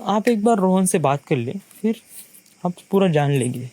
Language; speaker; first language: Hindi; non-native, local second language; Marathi